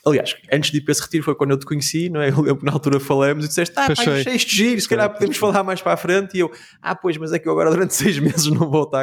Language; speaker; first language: Portuguese; native; Portuguese